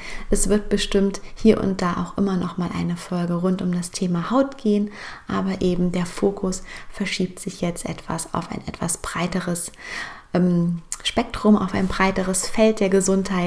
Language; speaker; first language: German; native; German